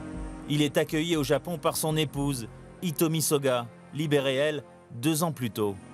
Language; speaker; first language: French; native; French